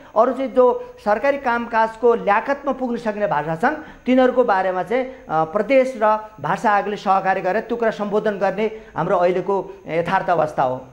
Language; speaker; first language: Nepali; native; Nepali